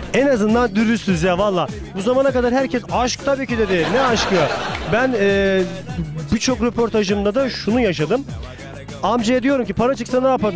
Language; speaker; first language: Turkish; native; Turkish